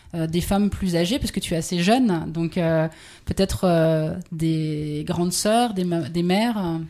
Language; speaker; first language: French; native; French